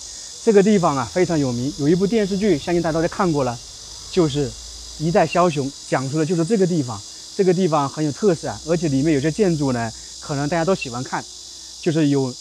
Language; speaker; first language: Chinese; native; Chinese